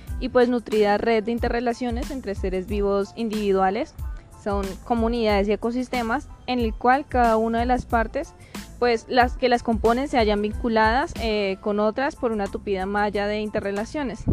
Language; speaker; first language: Spanish; native; Spanish